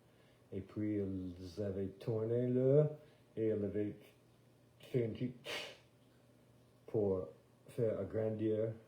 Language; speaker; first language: French; non-native, fluent; English